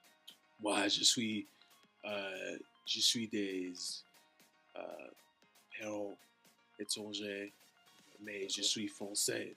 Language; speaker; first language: French; non-native, learner; English